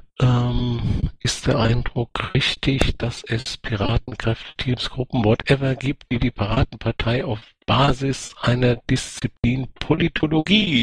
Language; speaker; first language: German; native; German